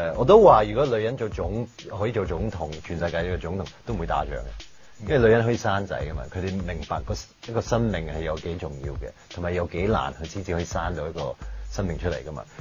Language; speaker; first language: Cantonese; early bilingual, heritage; Cantonese